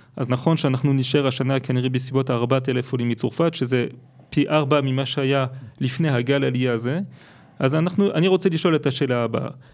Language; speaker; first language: Hebrew; non-native, fluent; French